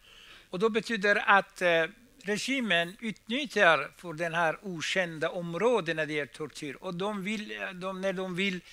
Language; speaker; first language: Swedish; non-native, fluent; Persian